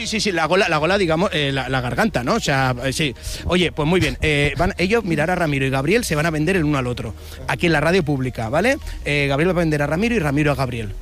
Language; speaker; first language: Spanish; native; Spanish